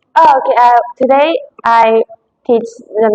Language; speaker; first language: English; non-native, learner; Japanese